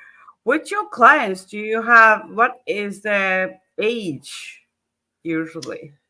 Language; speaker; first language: English; non-native, fluent; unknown